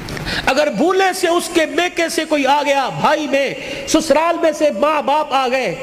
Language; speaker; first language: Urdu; non-native, local second language; Punjabi